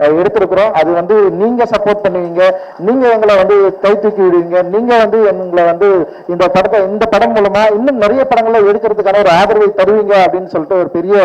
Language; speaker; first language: Tamil; native; Tamil